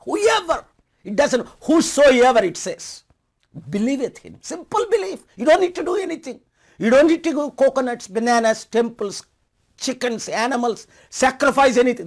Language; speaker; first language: English; non-native, local second language; Telugu